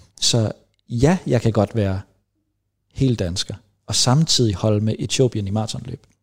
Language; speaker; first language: Danish; native; Danish